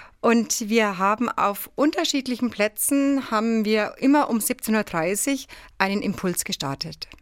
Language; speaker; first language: German; native; German